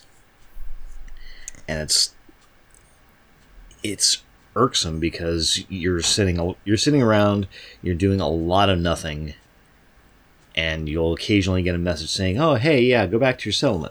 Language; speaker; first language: English; native; English